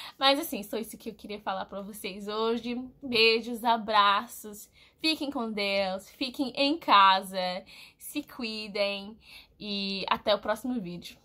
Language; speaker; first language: Portuguese; non-native, fluent; English